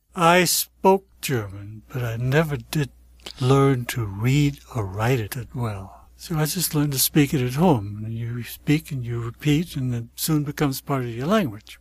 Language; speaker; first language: English; early bilingual, other home language; German